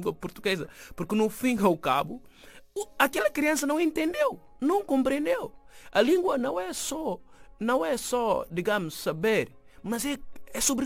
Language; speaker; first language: Portuguese; non-native, fluent; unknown